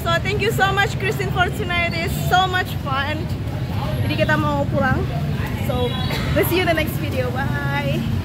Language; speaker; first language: English; non-native, fluent; Indonesian